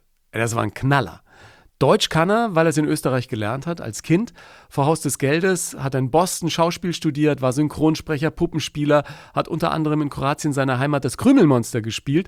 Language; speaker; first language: German; native; German